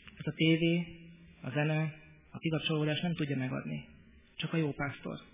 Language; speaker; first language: Hungarian; native; Hungarian